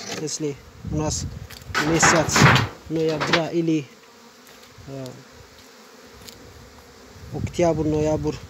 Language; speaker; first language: Russian; non-native, learner; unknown